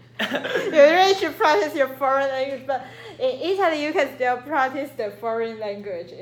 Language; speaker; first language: English; non-native, learner; Chinese